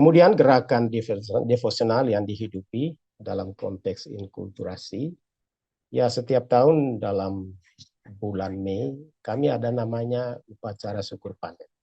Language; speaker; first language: Indonesian; native; Indonesian